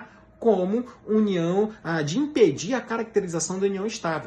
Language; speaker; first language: Portuguese; native; Portuguese